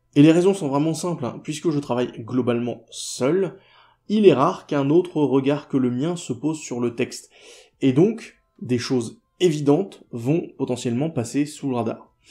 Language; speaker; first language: French; native; French